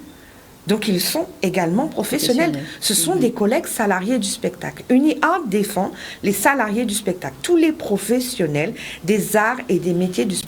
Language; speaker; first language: French; native; French